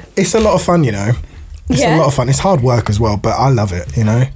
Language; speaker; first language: English; native; English